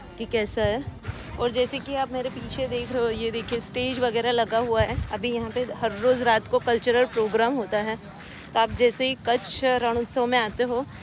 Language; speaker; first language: Hindi; non-native, local second language; Gujarati